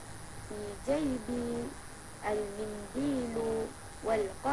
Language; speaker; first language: Arabic; non-native, learner; Malay